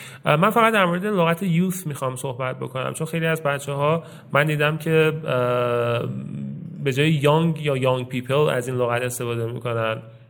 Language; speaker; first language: Persian; native; Persian